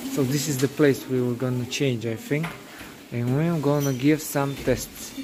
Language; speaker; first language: English; non-native, learner; Romanian